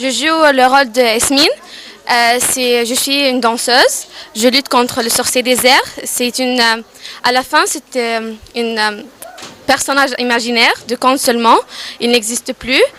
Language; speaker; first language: French; non-native, learner; Arabic